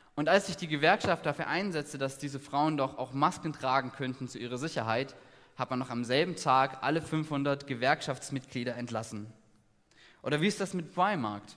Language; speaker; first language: German; native; German